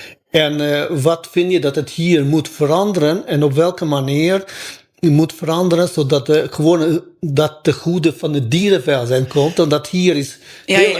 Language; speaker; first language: Dutch; non-native, fluent; Albanian